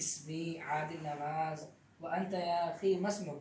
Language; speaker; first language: Arabic; non-native, learner; Urdu